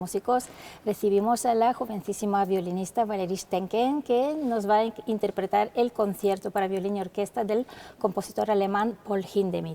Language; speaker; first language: Spanish; native; Spanish